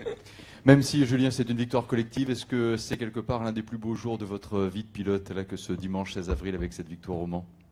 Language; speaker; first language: French; native; French